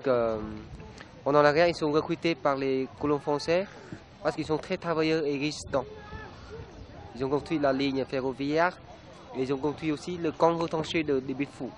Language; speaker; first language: French; non-native, fluent; Vietnamese